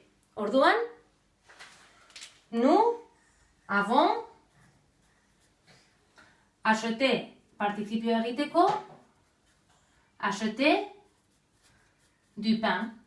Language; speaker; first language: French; non-native, fluent; Basque